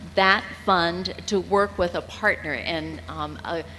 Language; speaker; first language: English; native; English